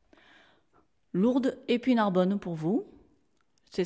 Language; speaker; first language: French; native; French